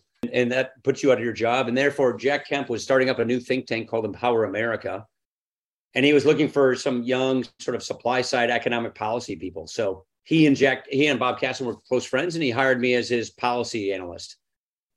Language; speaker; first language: English; native; English